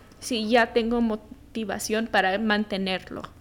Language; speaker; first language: Spanish; early bilingual, heritage; Spanish